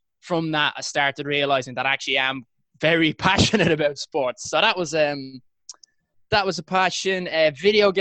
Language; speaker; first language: English; native; English